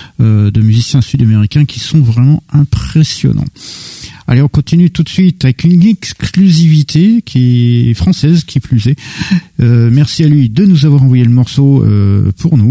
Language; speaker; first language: French; native; French